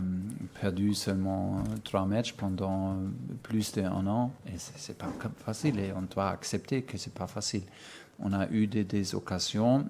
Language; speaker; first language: French; non-native, fluent; German